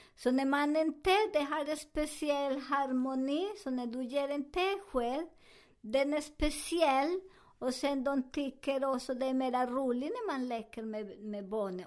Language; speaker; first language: Swedish; non-native, learner; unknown